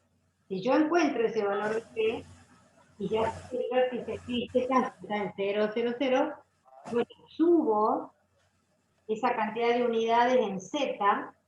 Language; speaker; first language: Spanish; native; Spanish